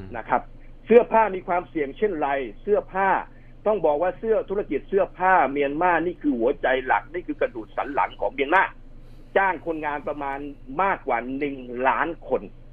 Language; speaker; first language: Thai; native; Thai